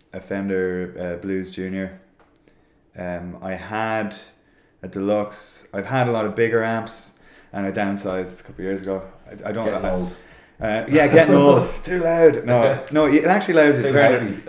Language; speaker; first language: English; native; English